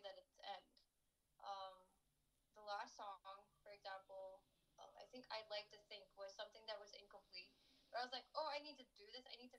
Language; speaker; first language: English; non-native, local second language; Urdu